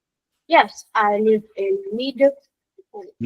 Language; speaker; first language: English; non-native, learner; Vietnamese